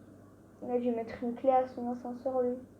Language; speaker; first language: French; native; French